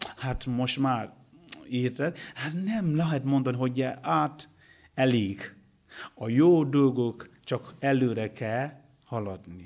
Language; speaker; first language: Hungarian; non-native, learner; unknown